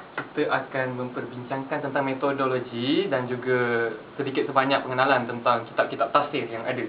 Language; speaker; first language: Malay; native; Malay